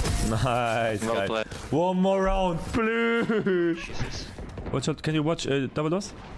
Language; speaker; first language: English; non-native, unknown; German